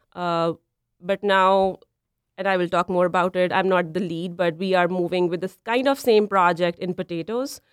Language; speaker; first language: English; non-native, local second language; Punjabi